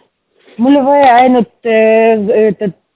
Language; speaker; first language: Estonian; non-native, learner; Russian